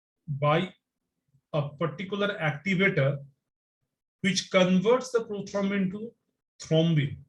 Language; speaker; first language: English; non-native, local second language; Bangla